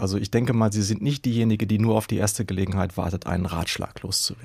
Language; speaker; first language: German; native; German